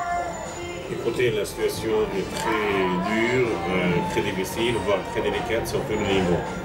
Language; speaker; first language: French; non-native, fluent; Arabic